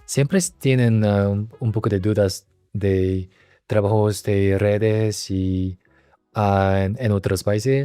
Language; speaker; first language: Spanish; non-native, learner; Korean